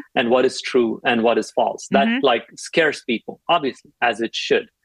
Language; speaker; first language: English; non-native, local second language; Tamil